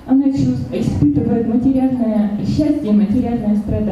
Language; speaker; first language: Russian; native; Russian